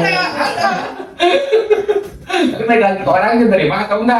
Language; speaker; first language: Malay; non-native, local second language; Sundanese